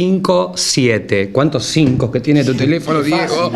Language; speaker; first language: Spanish; native; Spanish